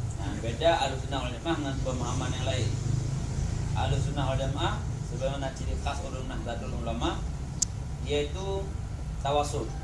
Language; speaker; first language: Malay; non-native, local second language; Achinese